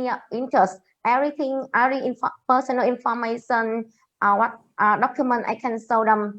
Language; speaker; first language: English; non-native, learner; Vietnamese